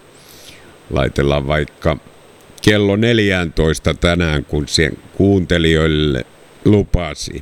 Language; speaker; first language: Finnish; native; Finnish